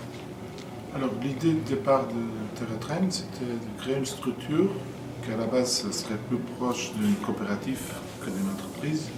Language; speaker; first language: French; non-native, fluent; Portuguese